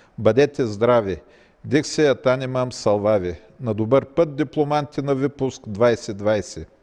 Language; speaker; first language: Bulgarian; native; Bulgarian